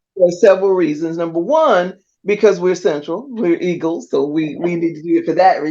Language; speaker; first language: English; native; English